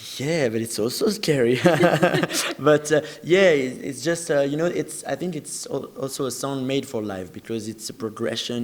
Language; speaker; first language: English; non-native, fluent; French